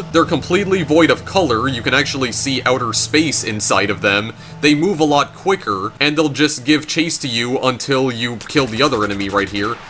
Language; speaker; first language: English; native; English